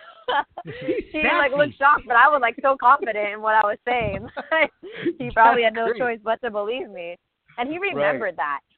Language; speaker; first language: English; native; English